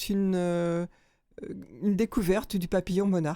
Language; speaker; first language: French; native; French